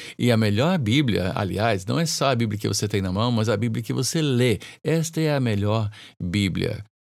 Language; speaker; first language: Portuguese; non-native, fluent; English